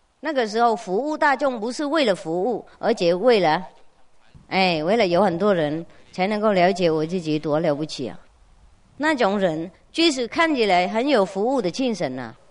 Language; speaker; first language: Chinese; non-native, fluent; Vietnamese